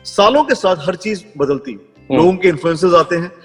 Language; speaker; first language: Hindi; native; Hindi